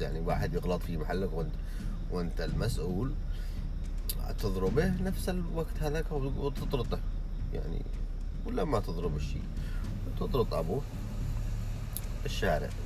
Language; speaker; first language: Arabic; early bilingual, heritage; Arabic